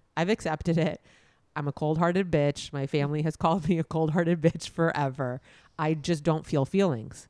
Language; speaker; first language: English; native; English